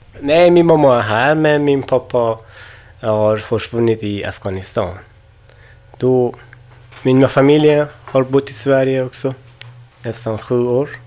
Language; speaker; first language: Swedish; non-native, learner; Persian